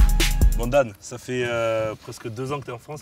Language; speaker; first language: French; native; French